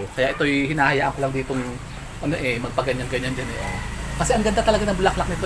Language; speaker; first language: Filipino; native; Filipino